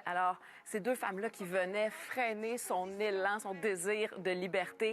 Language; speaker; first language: French; native; French